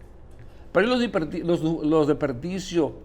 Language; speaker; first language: Spanish; native; Spanish